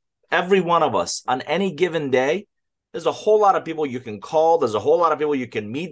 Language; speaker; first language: English; non-native, fluent; Persian